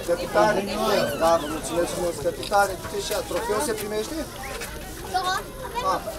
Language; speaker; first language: Romanian; native; Romanian